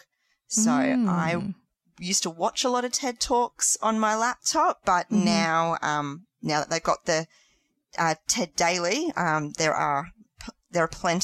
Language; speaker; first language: English; native; English